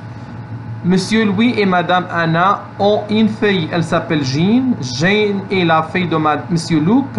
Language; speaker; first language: French; non-native, fluent; Arabic